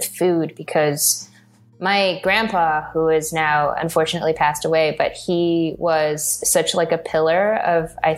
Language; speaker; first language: English; non-native, local second language; Cantonese